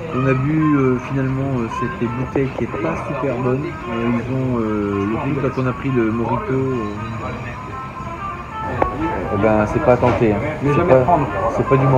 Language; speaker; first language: French; native; French